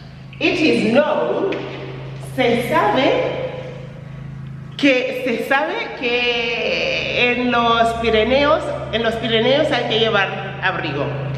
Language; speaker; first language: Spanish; non-native, fluent; English